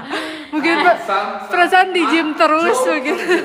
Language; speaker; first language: Indonesian; native; Indonesian